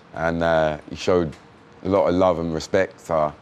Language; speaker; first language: English; native; English